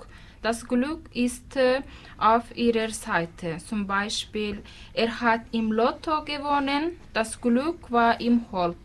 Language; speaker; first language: German; non-native, learner; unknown